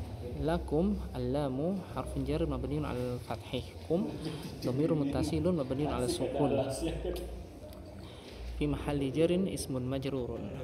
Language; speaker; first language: Arabic; non-native, fluent; Indonesian